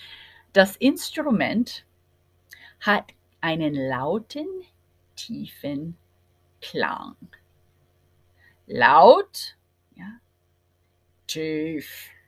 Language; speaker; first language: German; non-native, fluent; English